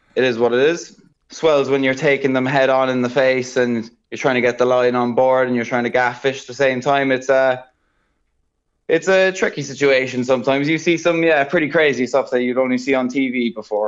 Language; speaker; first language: English; native; English